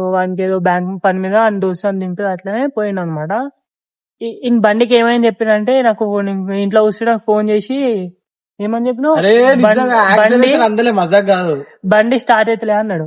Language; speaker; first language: Telugu; native; Telugu